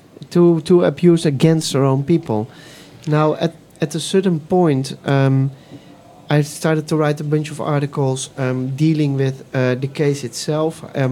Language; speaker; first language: English; non-native, fluent; Dutch